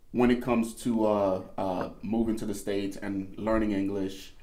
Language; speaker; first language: English; native; English